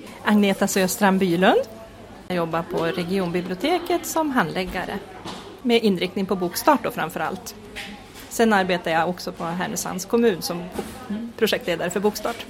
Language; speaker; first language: Swedish; native; Swedish